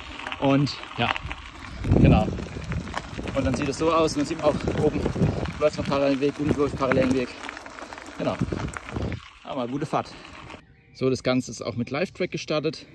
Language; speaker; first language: German; native; German